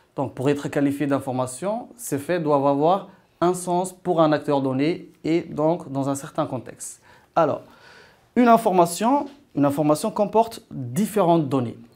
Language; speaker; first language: French; non-native, local second language; Arabic